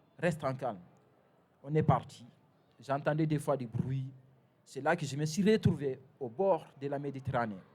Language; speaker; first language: French; non-native, fluent; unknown